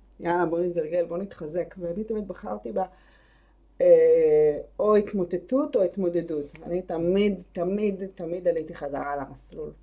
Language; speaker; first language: Hebrew; native; Hebrew